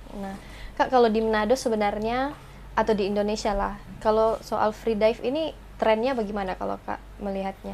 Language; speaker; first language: Indonesian; native; Indonesian